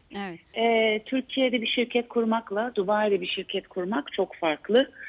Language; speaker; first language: Turkish; native; Turkish